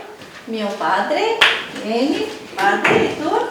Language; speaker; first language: Italian; non-native, fluent; Bulgarian